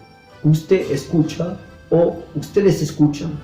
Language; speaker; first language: Spanish; non-native, fluent; French